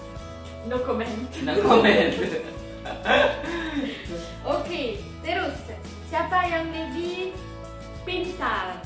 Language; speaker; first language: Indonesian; non-native, learner; French